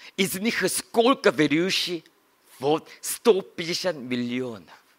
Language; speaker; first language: Russian; non-native, learner; Korean